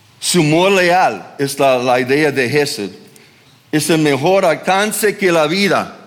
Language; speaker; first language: Spanish; non-native, fluent; English